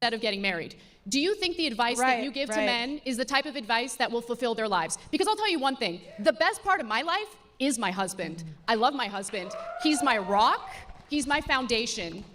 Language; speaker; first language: English; native; English